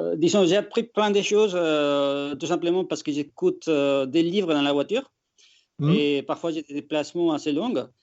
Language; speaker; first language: French; non-native, fluent; Spanish